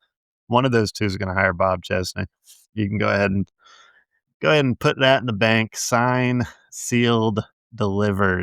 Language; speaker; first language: English; native; English